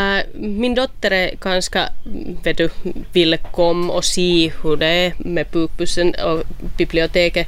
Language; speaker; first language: Swedish; non-native, local second language; Finnish